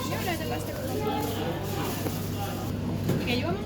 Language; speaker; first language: Finnish; native; Finnish